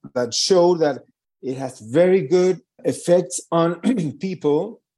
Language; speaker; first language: English; non-native, fluent; Spanish